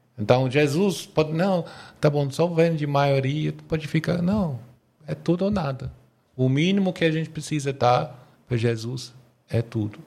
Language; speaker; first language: Portuguese; non-native, fluent; English